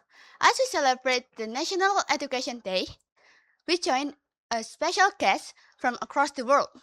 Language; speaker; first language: English; non-native, learner; Indonesian